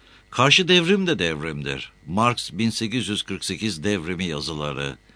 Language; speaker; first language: Turkish; native; Turkish